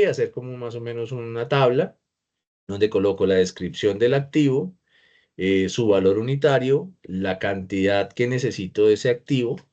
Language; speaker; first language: Spanish; native; Spanish